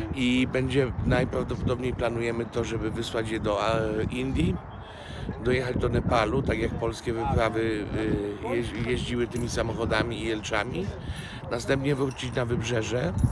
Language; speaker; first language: Polish; native; Polish